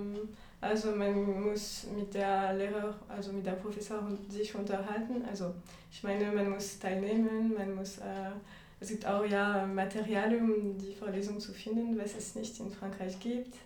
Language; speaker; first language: German; non-native, fluent; French